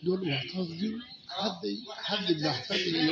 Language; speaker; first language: Arabic; native; Arabic